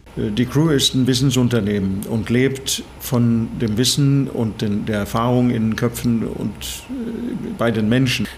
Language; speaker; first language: German; non-native, fluent; Norwegian